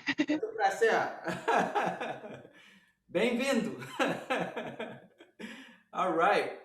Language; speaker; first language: Portuguese; non-native, learner; English